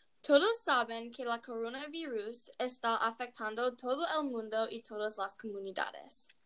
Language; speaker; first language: Spanish; non-native, learner; English